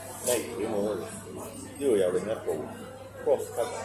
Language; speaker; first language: Cantonese; native; Cantonese